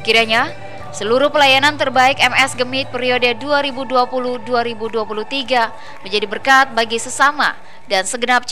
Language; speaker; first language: Indonesian; native; Indonesian